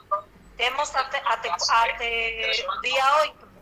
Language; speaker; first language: Portuguese; non-native, learner; Spanish